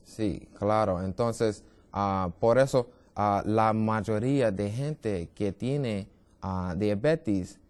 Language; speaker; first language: Spanish; non-native, learner; English